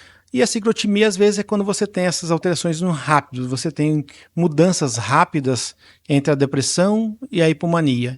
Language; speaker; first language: Portuguese; native; Portuguese